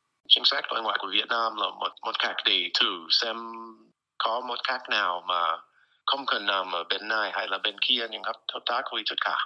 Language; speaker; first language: Vietnamese; non-native, fluent; English